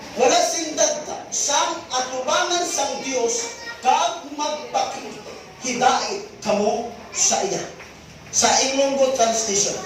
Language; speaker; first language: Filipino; non-native, local second language; Cebuano